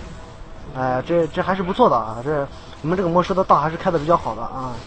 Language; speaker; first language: Chinese; native; Chinese